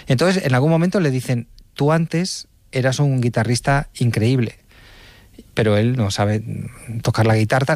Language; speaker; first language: Spanish; native; Spanish